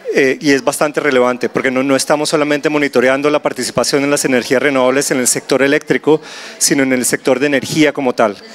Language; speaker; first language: Spanish; native; Spanish